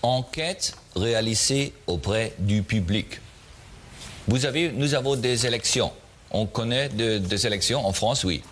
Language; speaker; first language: French; non-native, learner; German